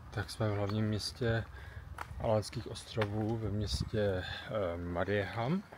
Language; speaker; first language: Czech; native; Czech